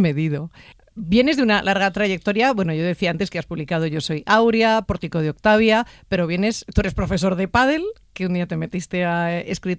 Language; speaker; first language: Spanish; native; Spanish